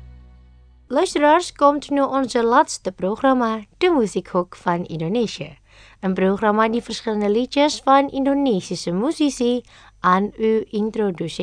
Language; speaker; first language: Dutch; non-native, fluent; Indonesian